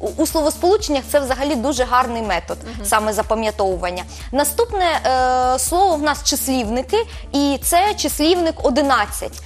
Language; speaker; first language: Ukrainian; native; Ukrainian